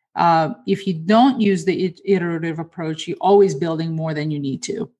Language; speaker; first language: English; early bilingual, other home language; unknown